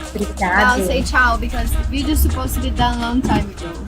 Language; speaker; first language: English; non-native, learner; Portuguese